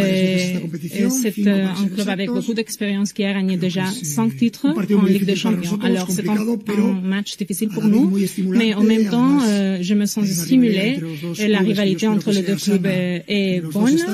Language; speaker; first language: French; non-native, fluent; Spanish